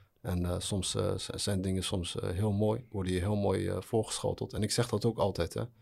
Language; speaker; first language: Dutch; early bilingual, other home language; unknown